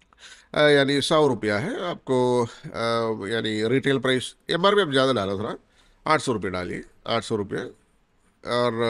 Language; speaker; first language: Hindi; non-native, local second language; Malayalam